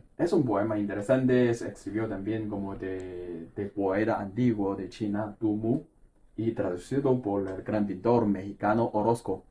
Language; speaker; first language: Spanish; non-native, fluent; Chinese